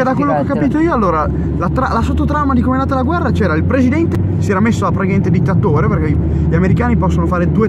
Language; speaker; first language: Italian; native; Italian